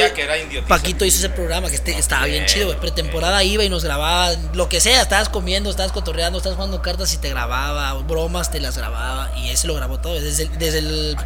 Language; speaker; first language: Spanish; early bilingual, heritage; Spanish